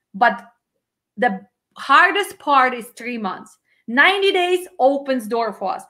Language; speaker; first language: English; non-native, fluent; Ukrainian